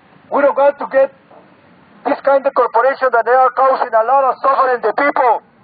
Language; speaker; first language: English; non-native, learner; Spanish